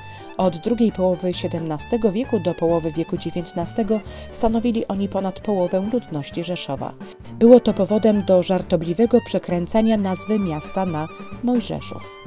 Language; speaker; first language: Polish; native; Polish